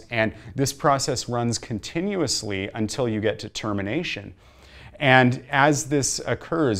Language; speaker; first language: English; native; English